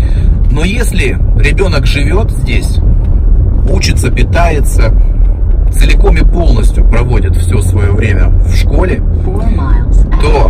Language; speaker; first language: Russian; native; Russian